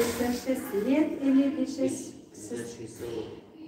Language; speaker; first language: Russian; non-native, learner; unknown